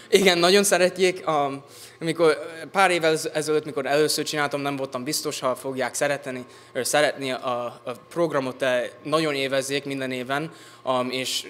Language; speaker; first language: Hungarian; early bilingual, heritage; English